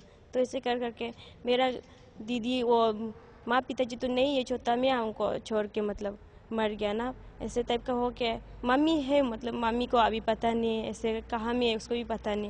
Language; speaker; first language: Hindi; non-native, local second language; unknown